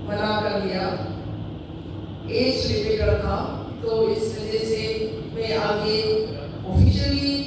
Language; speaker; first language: Hindi; non-native, local second language; Manipuri